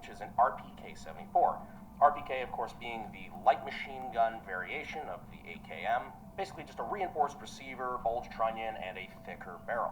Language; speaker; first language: English; native; English